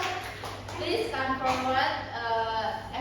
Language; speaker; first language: English; non-native, learner; Indonesian